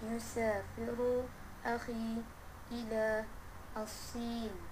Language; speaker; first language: Arabic; non-native, learner; Malay